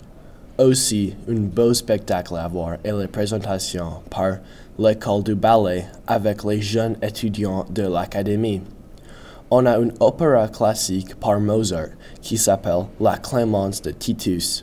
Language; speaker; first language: French; non-native, learner; English